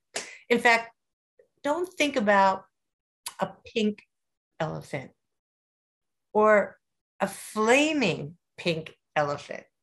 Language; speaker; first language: English; native; English